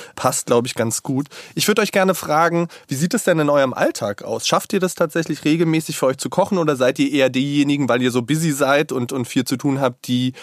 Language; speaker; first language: German; native; German